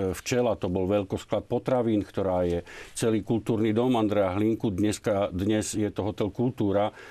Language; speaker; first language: Slovak; native; Slovak